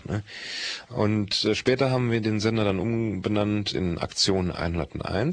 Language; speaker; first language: German; native; German